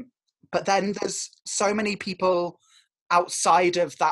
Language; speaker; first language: English; native; English